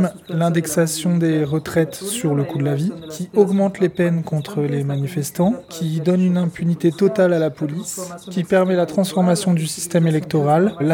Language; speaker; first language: French; native; French